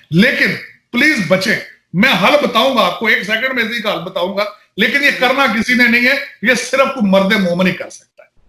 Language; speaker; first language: Urdu; non-native, local second language; Punjabi